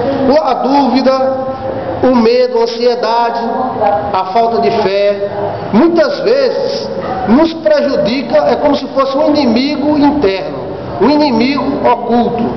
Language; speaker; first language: Portuguese; native; Portuguese